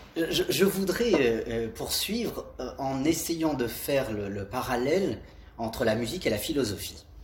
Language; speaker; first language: French; native; French